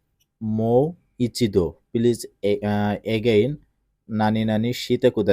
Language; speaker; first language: Japanese; non-native, learner; Bangla